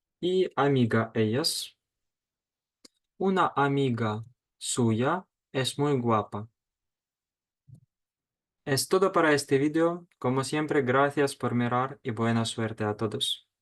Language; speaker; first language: Spanish; non-native, fluent; Ukrainian